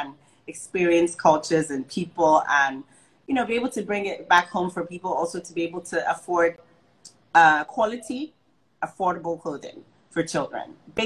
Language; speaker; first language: English; non-native, local second language; Igbo